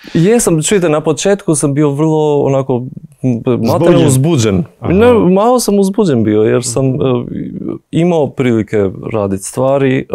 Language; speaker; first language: Croatian; non-native, fluent; Albanian